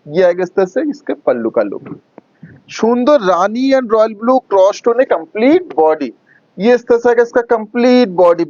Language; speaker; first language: Hindi; non-native, local second language; Bangla